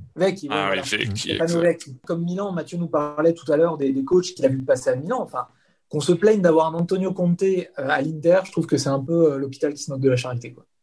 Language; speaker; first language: French; native; French